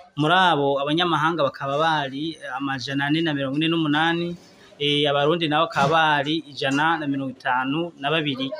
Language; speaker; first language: Kinyarwanda; native; Kinyarwanda